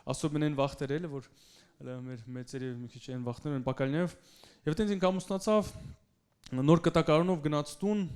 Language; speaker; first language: Armenian; early bilingual, heritage; Russian